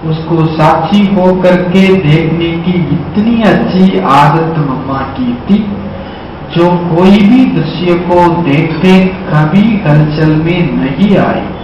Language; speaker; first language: Hindi; non-native, local second language; Tamil